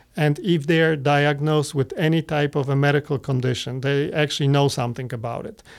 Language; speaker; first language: English; non-native, fluent; Polish